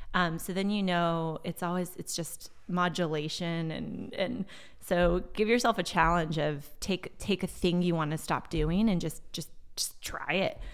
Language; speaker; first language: English; early bilingual, other home language; Portuguese